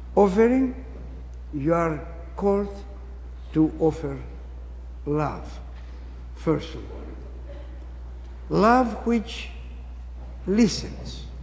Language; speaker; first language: English; non-native, fluent; Greek